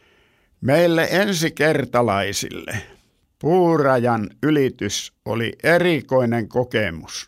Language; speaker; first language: Finnish; native; Finnish